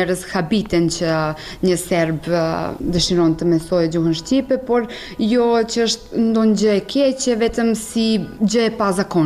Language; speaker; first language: Albanian; non-native, fluent; Serbian